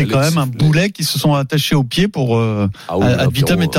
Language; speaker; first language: French; native; French